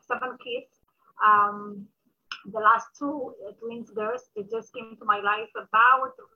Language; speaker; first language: English; non-native, fluent; Amharic